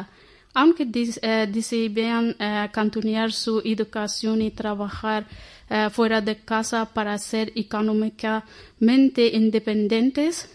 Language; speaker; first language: Spanish; non-native, learner; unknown